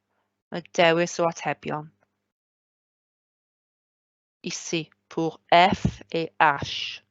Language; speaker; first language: French; non-native, fluent; Welsh